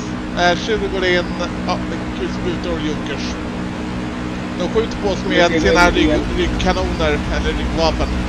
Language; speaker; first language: Swedish; native; Swedish